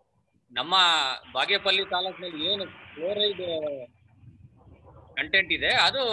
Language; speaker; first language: Kannada; native; Kannada